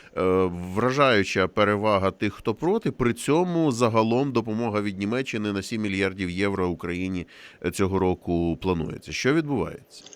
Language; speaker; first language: Ukrainian; native; Ukrainian